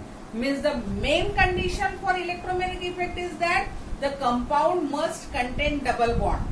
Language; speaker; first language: English; non-native, local second language; Marathi